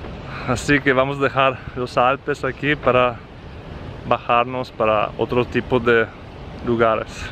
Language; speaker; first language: Spanish; non-native, fluent; Italian